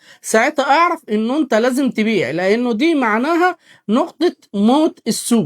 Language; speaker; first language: Arabic; native; Arabic